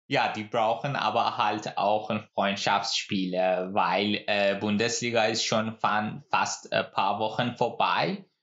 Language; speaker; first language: German; non-native, fluent; Persian